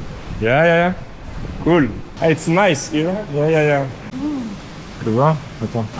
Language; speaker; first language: English; non-native, learner; French